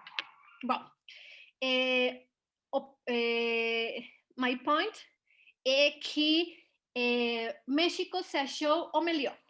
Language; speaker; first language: Portuguese; non-native, learner; Spanish